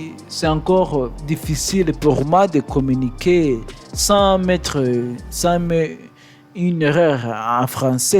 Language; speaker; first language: French; non-native, learner; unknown